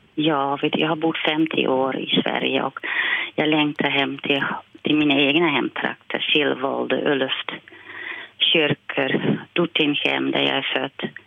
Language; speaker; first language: Swedish; non-native, fluent; Dutch